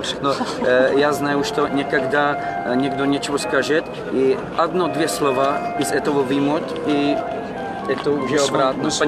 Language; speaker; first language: Russian; non-native, learner; Czech